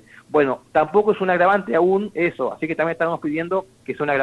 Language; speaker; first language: Spanish; native; Spanish